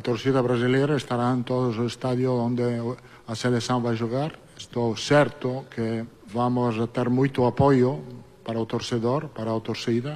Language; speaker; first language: Portuguese; non-native, fluent; Italian